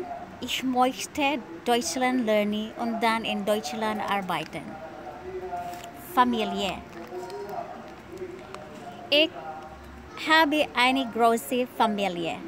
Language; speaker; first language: German; non-native, learner; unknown